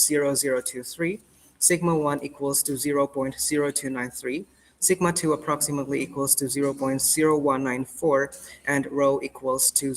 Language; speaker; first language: English; non-native, fluent; Indonesian